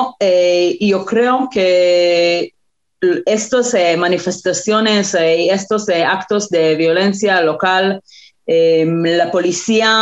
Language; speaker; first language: Spanish; non-native, fluent; Hebrew